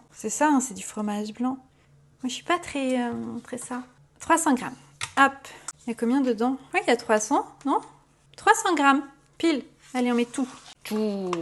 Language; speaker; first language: French; native; French